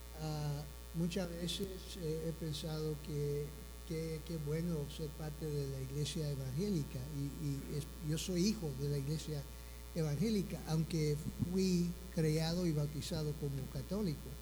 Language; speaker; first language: Spanish; early bilingual, heritage; Spanish